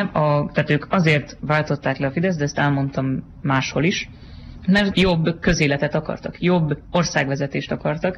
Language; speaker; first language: Hungarian; native; Hungarian